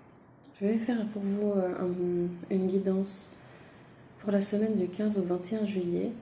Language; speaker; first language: French; native; French